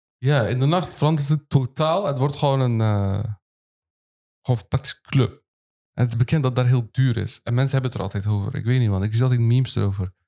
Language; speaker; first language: Dutch; early bilingual, other home language; Turkish